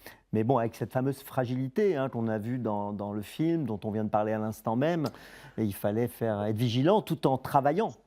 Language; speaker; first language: French; native; French